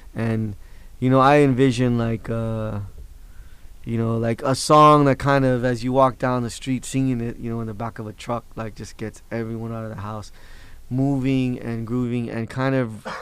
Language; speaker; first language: English; native; English